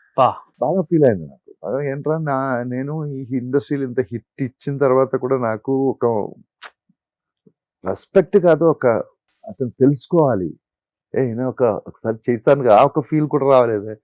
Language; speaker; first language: Telugu; non-native, fluent; Malayalam